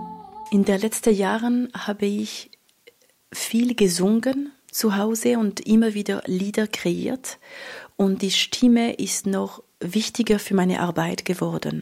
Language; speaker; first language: German; non-native, local second language; French